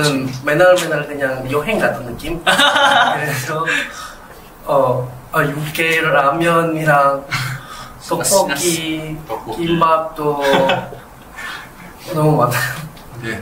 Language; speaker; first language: Korean; non-native, learner; Indonesian